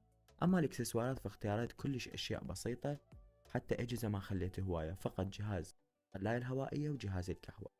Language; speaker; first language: Arabic; native; Arabic